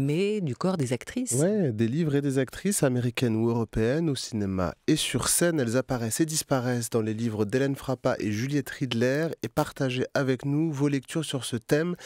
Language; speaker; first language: French; native; French